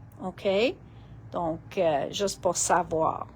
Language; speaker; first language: French; non-native, local second language; English